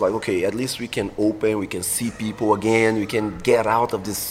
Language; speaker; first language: English; non-native, fluent; Portuguese